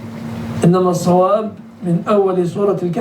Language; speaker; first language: Arabic; native; Arabic